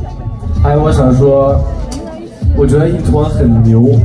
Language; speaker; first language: Chinese; non-native, fluent; Thai